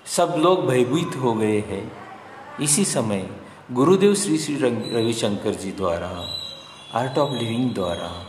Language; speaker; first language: Hindi; non-native, local second language; Marathi